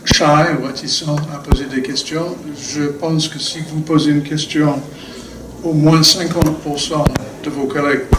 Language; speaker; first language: French; non-native, fluent; English